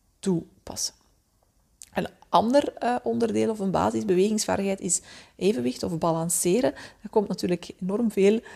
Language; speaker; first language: Dutch; native; Dutch